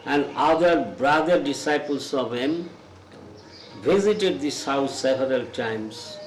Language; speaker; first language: English; non-native, local second language; Bangla